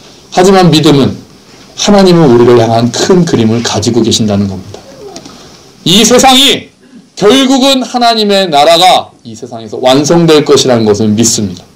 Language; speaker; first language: Korean; native; Korean